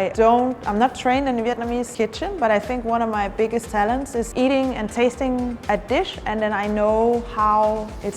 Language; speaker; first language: English; non-native, fluent; Danish